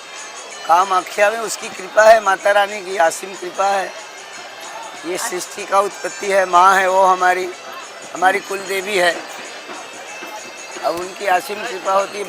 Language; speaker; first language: Hindi; native; Hindi